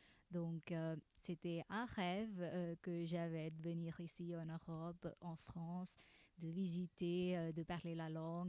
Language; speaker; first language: French; non-native, fluent; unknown